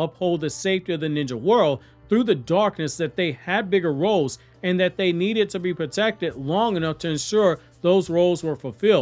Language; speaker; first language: English; native; English